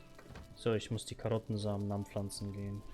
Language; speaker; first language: German; native; German